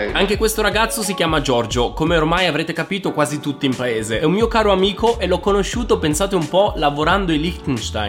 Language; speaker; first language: Italian; native; Italian